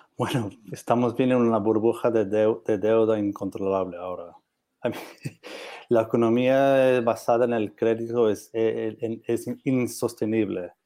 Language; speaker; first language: Spanish; non-native, learner; English